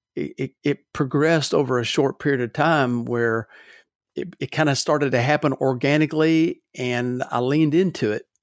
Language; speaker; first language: English; native; English